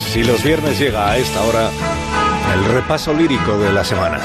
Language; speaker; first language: Spanish; native; Spanish